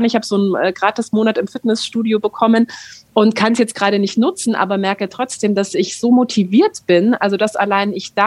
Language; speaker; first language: German; native; German